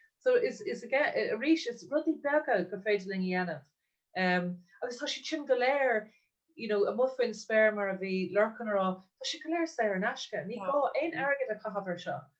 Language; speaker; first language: Irish; non-native, local second language; English